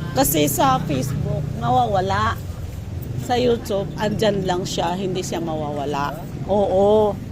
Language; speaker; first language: Filipino; non-native, local second language; Surigaonon